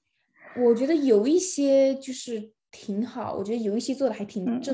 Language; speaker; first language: Chinese; early bilingual, other home language; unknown